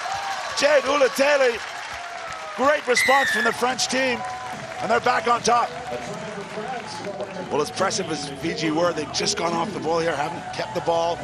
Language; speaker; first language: English; native; English